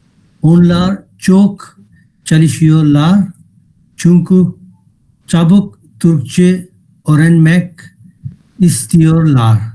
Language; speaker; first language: Turkish; non-native, learner; Urdu